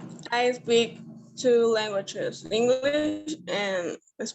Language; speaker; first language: English; non-native, learner; Spanish